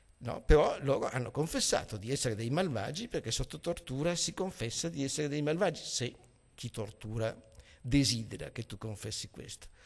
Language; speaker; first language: Italian; native; Italian